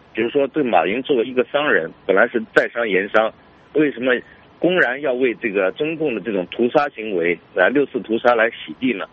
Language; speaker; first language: Chinese; native; Chinese